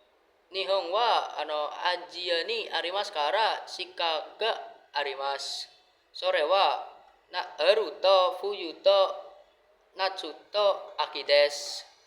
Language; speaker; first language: Japanese; non-native, learner; Indonesian